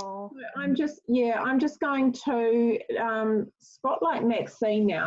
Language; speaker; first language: English; native; English